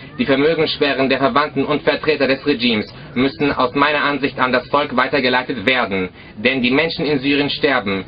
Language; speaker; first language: German; early bilingual, other home language; Arabic